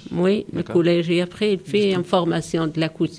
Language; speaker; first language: French; non-native, learner; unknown